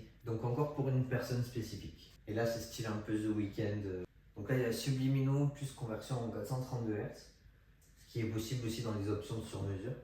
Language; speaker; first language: French; native; French